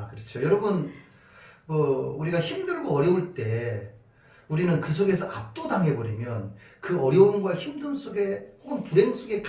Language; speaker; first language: Korean; native; Korean